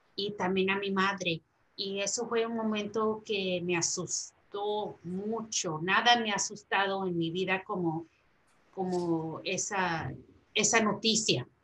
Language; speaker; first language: Spanish; early bilingual, heritage; Spanish